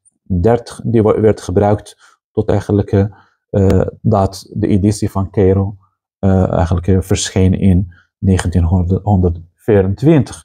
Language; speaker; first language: Dutch; non-native, fluent; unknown